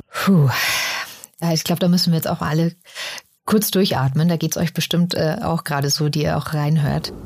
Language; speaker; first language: German; native; German